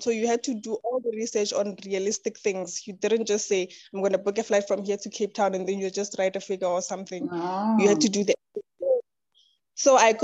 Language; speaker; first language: English; non-native, local second language; Tswana